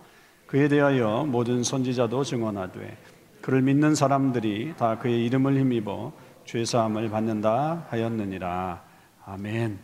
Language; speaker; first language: Korean; native; Korean